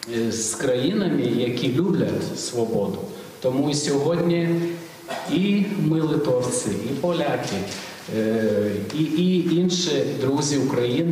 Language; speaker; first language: Ukrainian; non-native, fluent; Lithuanian